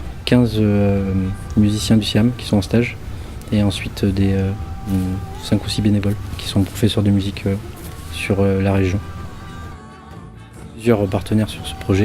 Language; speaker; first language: French; native; French